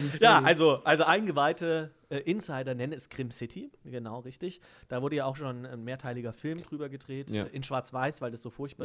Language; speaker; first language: German; native; German